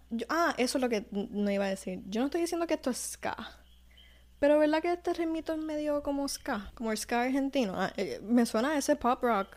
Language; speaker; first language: Spanish; early bilingual, heritage; Spanish